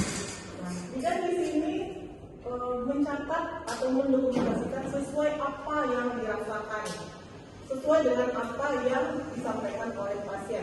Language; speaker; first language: Indonesian; native; Indonesian